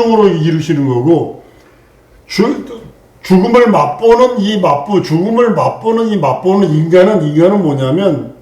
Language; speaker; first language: Korean; native; Korean